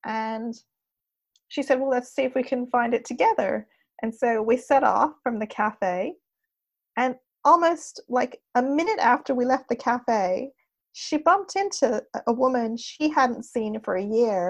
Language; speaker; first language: English; native; English